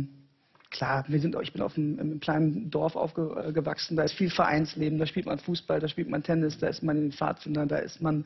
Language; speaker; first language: German; native; German